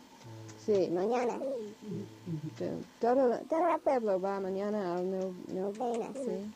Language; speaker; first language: Spanish; non-native, learner; English